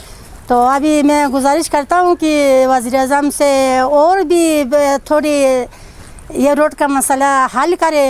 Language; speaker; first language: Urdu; non-native, local second language; Khowar